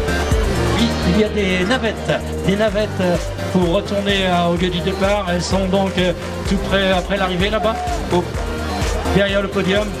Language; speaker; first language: French; native; French